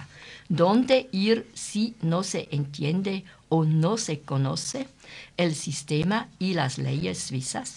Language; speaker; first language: Spanish; non-native, learner; German